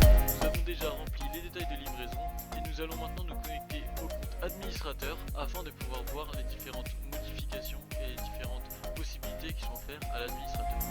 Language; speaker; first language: French; native; French